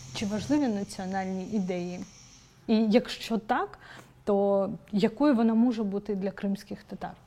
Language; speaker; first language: Ukrainian; non-native, local second language; Crimean Tatar